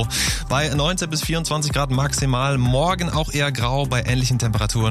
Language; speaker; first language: German; native; German